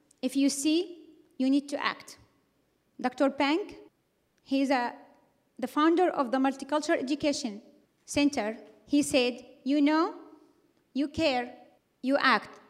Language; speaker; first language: English; non-native, fluent; Arabic